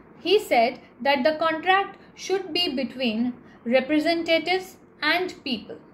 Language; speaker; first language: English; non-native, local second language; Hindi